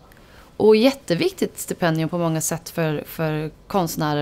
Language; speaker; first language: Swedish; native; Swedish